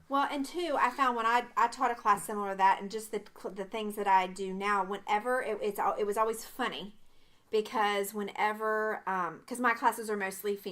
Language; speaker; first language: English; native; English